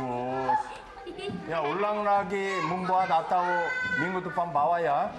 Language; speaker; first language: Indonesian; non-native, learner; Korean